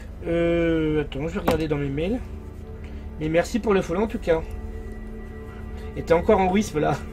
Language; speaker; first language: French; native; French